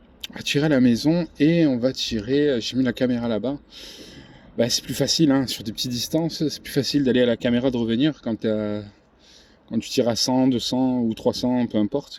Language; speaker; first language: French; native; French